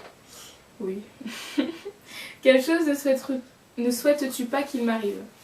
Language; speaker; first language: French; native; French